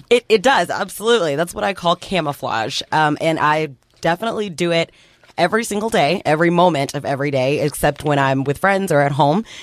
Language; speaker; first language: English; native; English